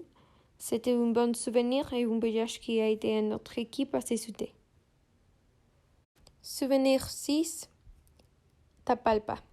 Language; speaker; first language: French; non-native, learner; Spanish